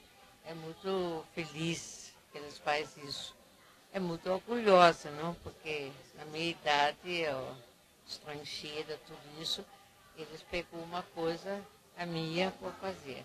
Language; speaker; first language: Portuguese; non-native, fluent; Danish